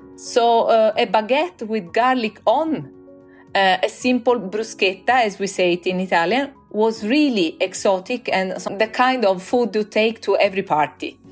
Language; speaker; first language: English; non-native, fluent; Italian